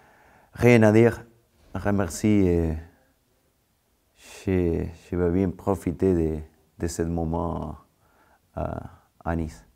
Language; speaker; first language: French; non-native, fluent; Spanish